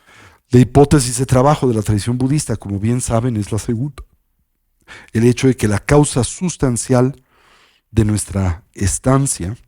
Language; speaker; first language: Spanish; native; Spanish